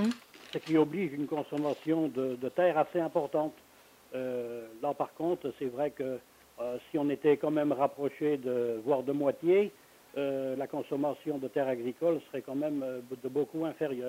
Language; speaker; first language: French; native; French